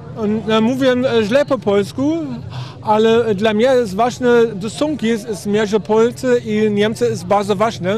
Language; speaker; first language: Polish; non-native, learner; German